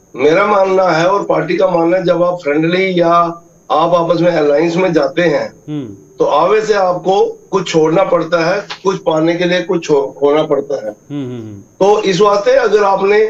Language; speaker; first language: Hindi; native; Hindi